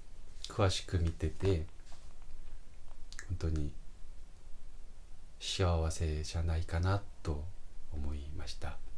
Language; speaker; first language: Japanese; non-native, fluent; Korean